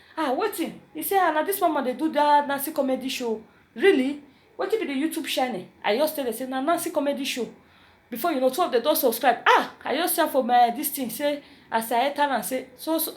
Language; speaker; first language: Nigerian Pidgin; native; Nigerian Pidgin